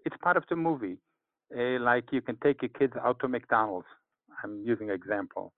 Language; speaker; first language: English; non-native, fluent; Hebrew